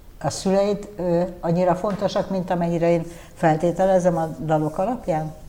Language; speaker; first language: Hungarian; native; Hungarian